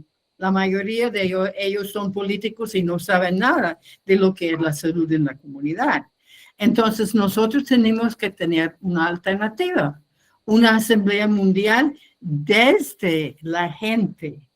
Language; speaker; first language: Spanish; non-native, fluent; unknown